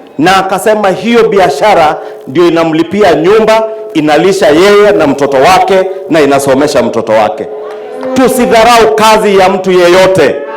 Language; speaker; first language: Swahili; non-native, local second language; Kikuyu